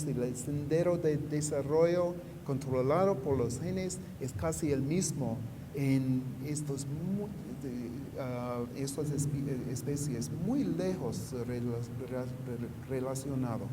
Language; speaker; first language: Spanish; non-native, fluent; English